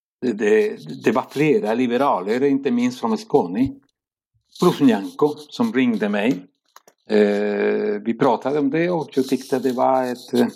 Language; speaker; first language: Swedish; non-native, fluent; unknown